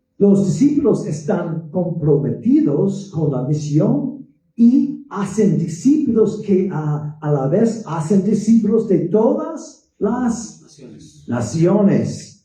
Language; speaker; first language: Spanish; non-native, fluent; English